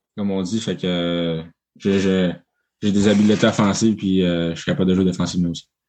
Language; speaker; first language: French; native; French